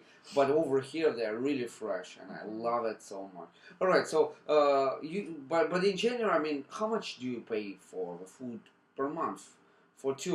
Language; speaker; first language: English; non-native, fluent; Russian